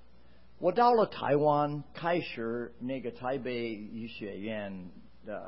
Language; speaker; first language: Chinese; non-native, fluent; English